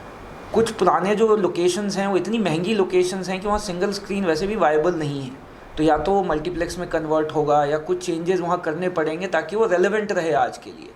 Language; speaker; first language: Hindi; native; Hindi